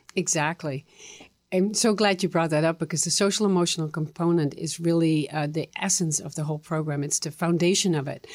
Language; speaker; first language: English; non-native, fluent; Dutch